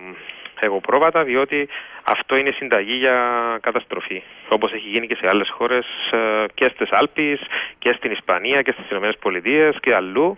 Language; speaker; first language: Greek; native; Greek